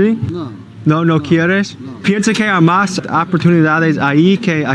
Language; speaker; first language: Spanish; non-native, learner; English